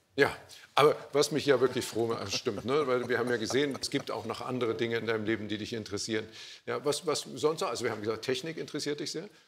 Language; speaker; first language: German; native; German